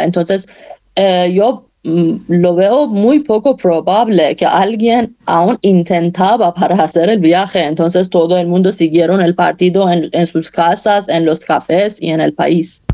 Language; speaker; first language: Spanish; non-native, fluent; Persian